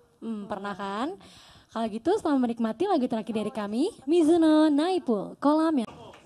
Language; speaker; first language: Indonesian; native; Indonesian